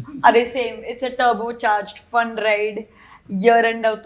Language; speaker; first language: Telugu; non-native, learner; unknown